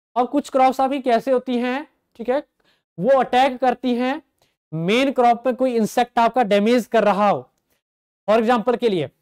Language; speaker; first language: Hindi; native; Hindi